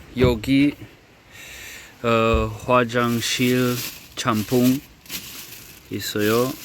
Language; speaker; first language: Korean; non-native, learner; French